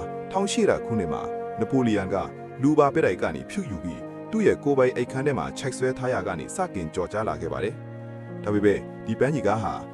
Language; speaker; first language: Burmese; native; Burmese